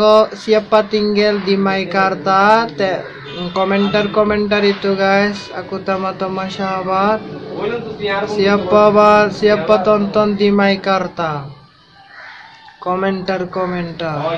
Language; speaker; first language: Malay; non-native, learner; Bangla